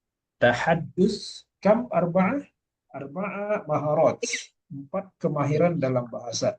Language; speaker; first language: Malay; native; Malay